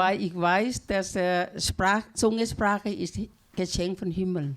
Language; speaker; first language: German; non-native, learner; Thai